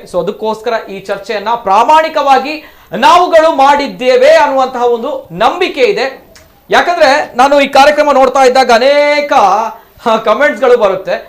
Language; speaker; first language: Kannada; non-native, local second language; Tulu